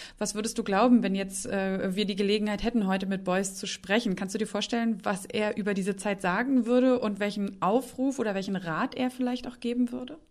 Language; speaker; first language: German; native; German